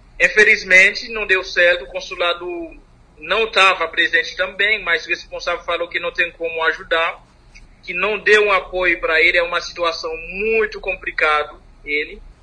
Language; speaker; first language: Portuguese; non-native, fluent; Haitian Creole